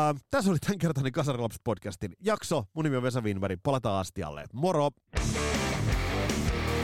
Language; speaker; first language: Finnish; native; Finnish